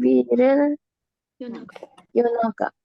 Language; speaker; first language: Korean; non-native, learner; Indonesian